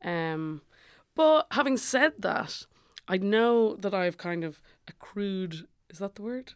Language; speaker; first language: English; native; English